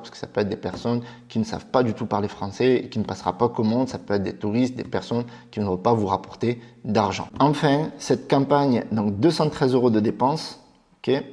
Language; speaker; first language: French; native; French